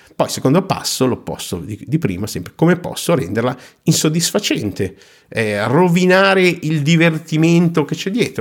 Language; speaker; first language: Italian; native; Italian